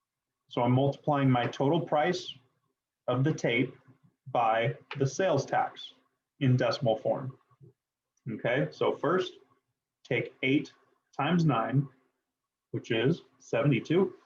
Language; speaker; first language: English; native; English